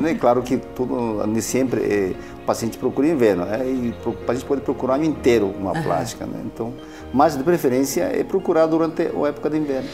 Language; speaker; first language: Portuguese; non-native, fluent; Spanish